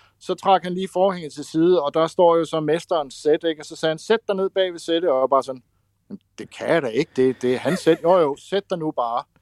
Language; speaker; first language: Danish; native; Danish